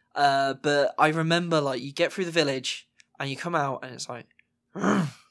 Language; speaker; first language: English; native; English